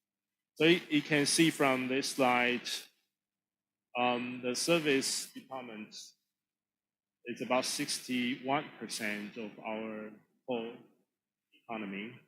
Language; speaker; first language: English; non-native, fluent; Chinese